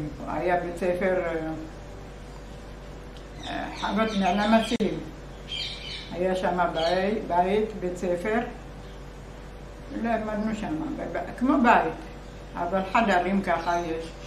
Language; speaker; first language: Hebrew; non-native, fluent; Arabic